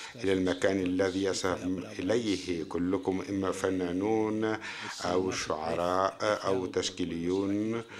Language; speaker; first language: Arabic; native; Arabic